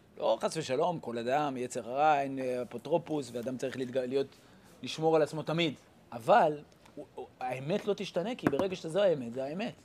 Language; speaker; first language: Hebrew; native; Hebrew